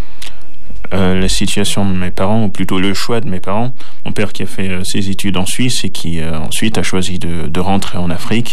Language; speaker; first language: French; early bilingual, other home language; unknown